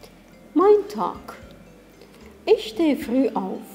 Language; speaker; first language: German; non-native, learner; Russian